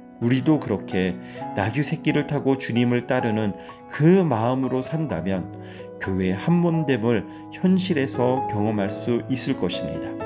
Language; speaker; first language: Korean; native; Korean